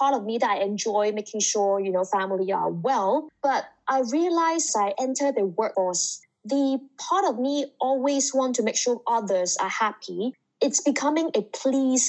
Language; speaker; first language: English; non-native, local second language; Cantonese